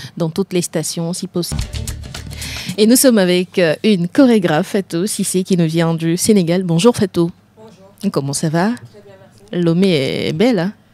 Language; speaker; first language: French; non-native, local second language; Ewe